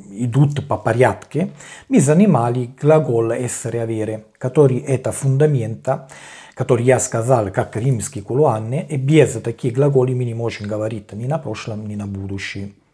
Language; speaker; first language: Russian; non-native, learner; Italian